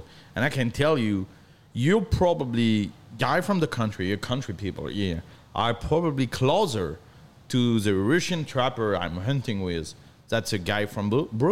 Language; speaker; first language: English; non-native, learner; French